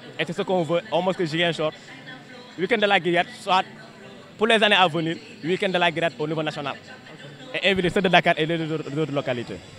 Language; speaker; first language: French; non-native, local second language; Wolof